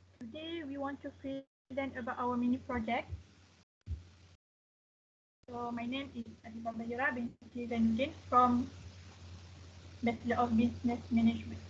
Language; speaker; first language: English; non-native, learner; Malay